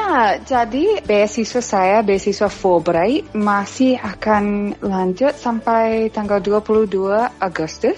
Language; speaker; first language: Indonesian; non-native, fluent; English